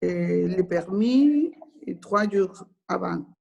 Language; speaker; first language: French; non-native, learner; Spanish